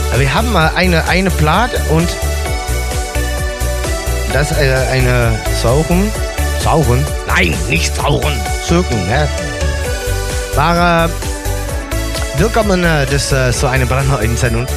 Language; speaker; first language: German; non-native, learner; Dutch